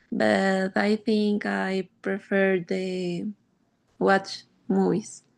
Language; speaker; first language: English; non-native, learner; Spanish